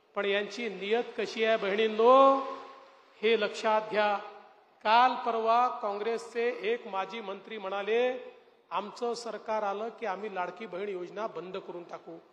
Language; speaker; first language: Marathi; native; Marathi